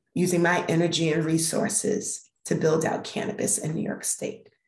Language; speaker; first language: English; native; English